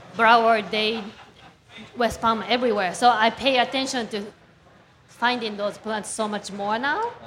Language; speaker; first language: English; non-native, fluent; Japanese